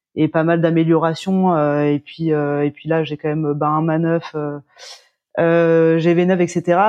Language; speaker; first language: French; native; French